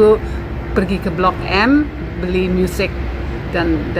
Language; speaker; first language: Indonesian; non-native, local second language; English